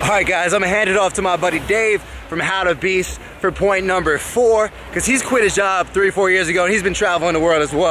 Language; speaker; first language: English; native; English